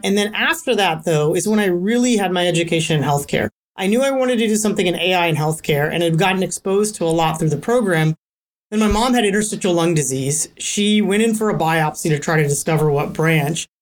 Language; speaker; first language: English; native; English